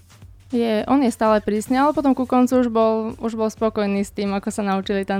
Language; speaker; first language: Slovak; native; Slovak